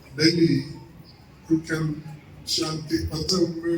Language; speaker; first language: English; non-native, local second language; Kannada